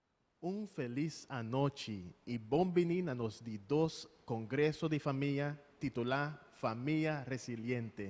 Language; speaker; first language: Portuguese; non-native, learner; Papiamento